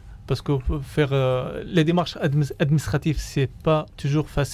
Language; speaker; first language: French; non-native, fluent; Arabic